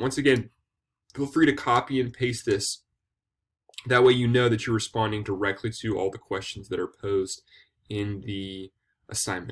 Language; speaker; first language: English; native; English